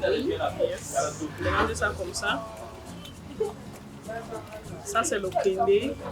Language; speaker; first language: French; non-native, local second language; English